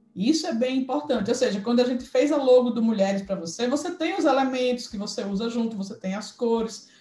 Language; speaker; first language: Portuguese; native; Portuguese